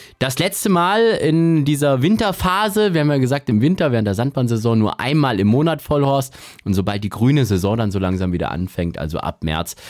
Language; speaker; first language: German; native; German